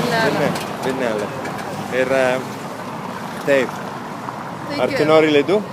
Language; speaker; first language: Lithuanian; non-native, learner; Italian